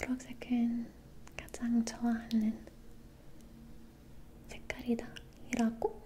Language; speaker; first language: Korean; non-native, learner; English